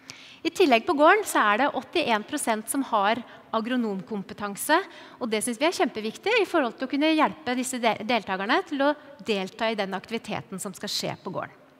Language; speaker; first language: Norwegian; native; Norwegian